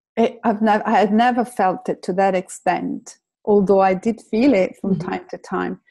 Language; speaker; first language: English; non-native, fluent; Italian